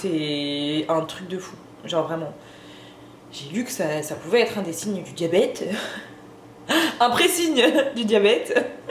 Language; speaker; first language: French; native; French